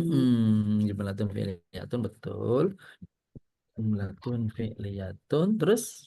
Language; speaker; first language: Arabic; non-native, fluent; Indonesian